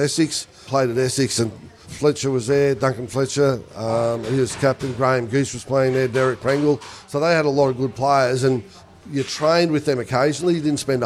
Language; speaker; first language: English; native; English